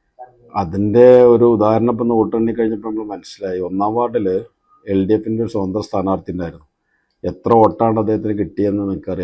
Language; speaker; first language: Malayalam; native; Malayalam